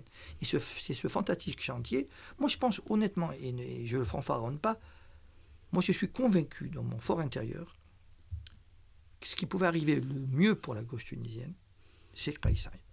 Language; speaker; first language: French; non-native, local second language; Arabic